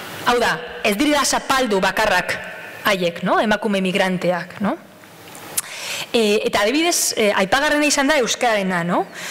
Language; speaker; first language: Basque; non-native, fluent; Spanish